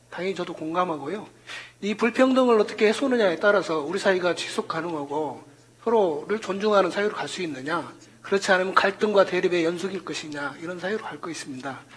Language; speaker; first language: Korean; native; Korean